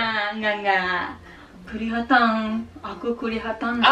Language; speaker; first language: Indonesian; non-native, fluent; Japanese